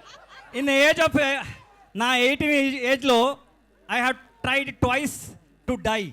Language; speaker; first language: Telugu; non-native, learner; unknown